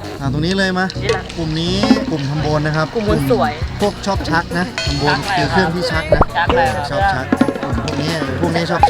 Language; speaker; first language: Thai; native; Thai